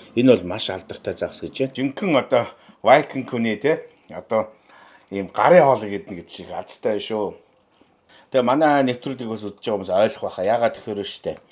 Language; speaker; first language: Mongolian; native; Mongolian